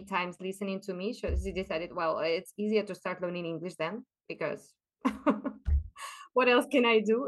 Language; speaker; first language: English; non-native, fluent; Russian